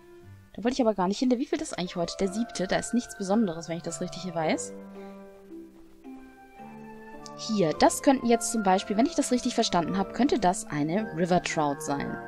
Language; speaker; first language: German; native; German